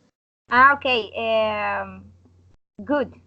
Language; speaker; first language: English; non-native, learner; Spanish